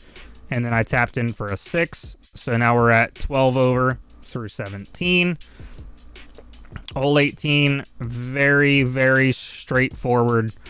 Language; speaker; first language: English; native; English